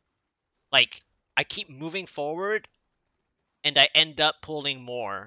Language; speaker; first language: English; native; English